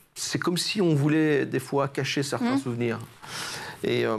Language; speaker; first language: French; native; French